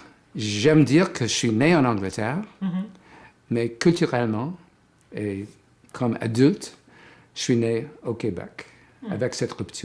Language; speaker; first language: French; non-native, fluent; English